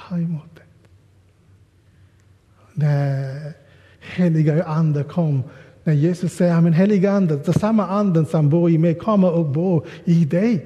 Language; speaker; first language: Swedish; non-native, fluent; English